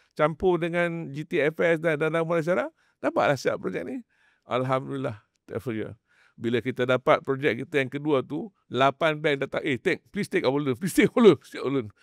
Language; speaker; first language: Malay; native; Malay